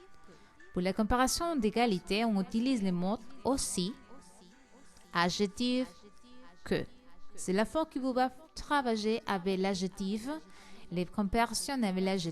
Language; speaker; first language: French; non-native, learner; Spanish